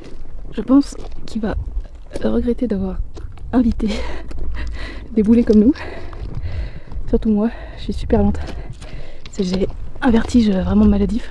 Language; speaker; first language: French; native; French